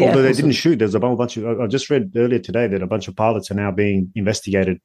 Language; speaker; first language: English; native; English